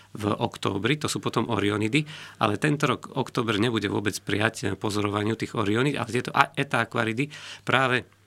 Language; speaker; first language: Slovak; native; Slovak